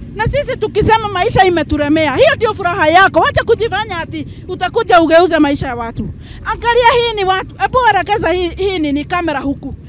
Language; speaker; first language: Swahili; non-native, local second language; Kikuyu